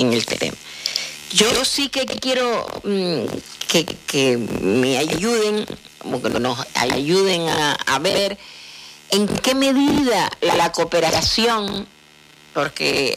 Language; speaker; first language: Spanish; native; Spanish